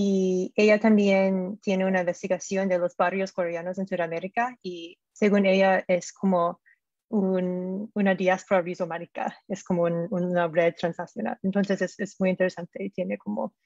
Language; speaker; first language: Spanish; non-native, fluent; English